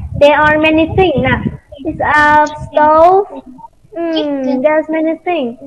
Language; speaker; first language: English; non-native, fluent; Vietnamese